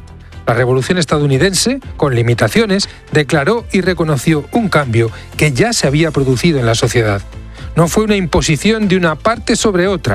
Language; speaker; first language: Spanish; native; Spanish